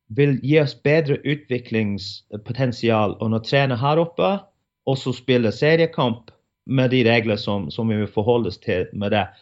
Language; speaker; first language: Norwegian; non-native, fluent; English